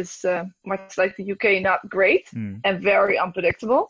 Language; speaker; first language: English; non-native, fluent; Dutch